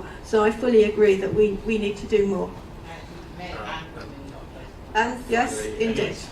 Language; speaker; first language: English; native; English